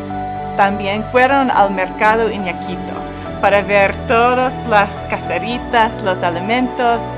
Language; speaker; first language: Spanish; non-native, fluent; English